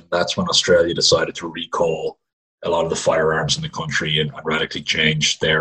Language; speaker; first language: English; native; English